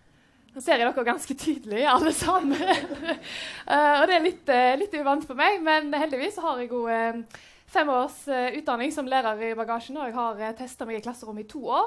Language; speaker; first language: Norwegian; native; Norwegian